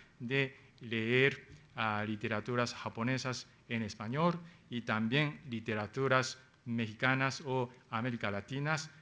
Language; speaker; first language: Spanish; non-native, fluent; Japanese